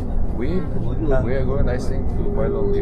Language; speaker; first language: English; non-native, learner; Russian